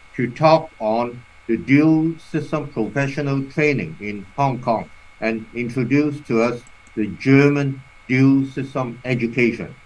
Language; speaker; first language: English; non-native, local second language; Cantonese